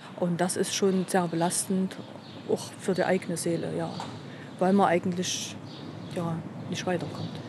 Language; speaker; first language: German; native; German